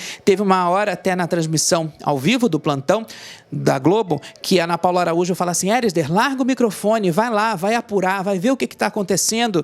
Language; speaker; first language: Portuguese; native; Portuguese